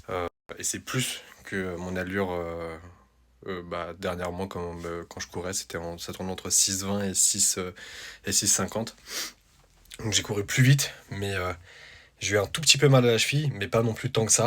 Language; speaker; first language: French; native; French